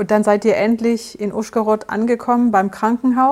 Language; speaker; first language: German; native; German